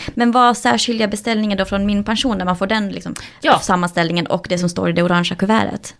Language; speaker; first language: Swedish; native; Swedish